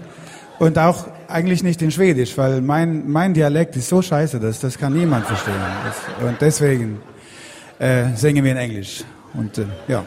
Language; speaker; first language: German; non-native, fluent; Swedish